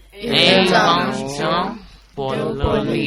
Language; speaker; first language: French; non-native, learner; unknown